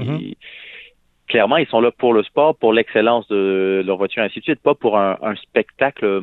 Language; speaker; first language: French; native; French